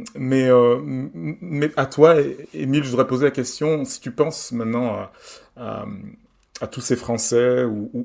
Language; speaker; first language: French; native; French